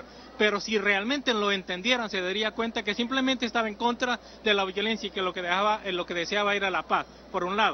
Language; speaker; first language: Spanish; native; Spanish